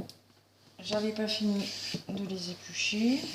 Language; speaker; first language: French; native; French